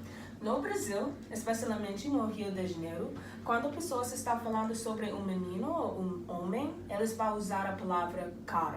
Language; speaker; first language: Portuguese; non-native, learner; English